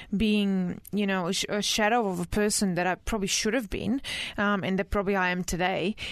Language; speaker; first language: English; early bilingual, other home language; Croatian